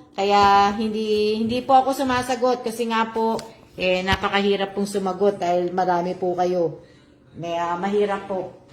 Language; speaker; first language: Filipino; non-native, local second language; Cebuano